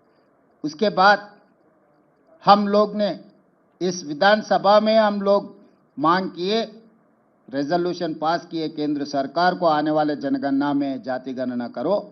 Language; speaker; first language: Hindi; non-native, local second language; Telugu